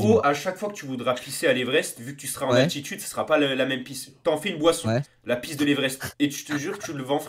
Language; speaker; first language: French; native; French